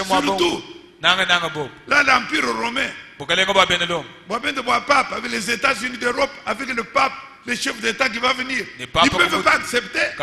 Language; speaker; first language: French; non-native, local second language; Luba-Lulua